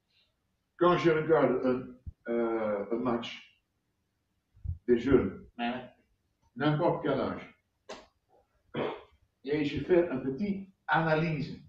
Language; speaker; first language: French; non-native, fluent; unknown